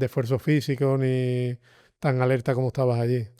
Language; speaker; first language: Spanish; native; Spanish